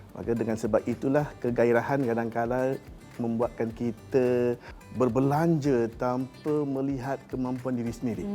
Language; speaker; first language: Malay; native; Malay